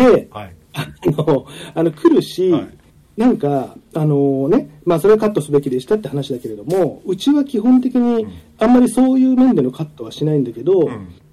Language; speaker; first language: Japanese; native; Japanese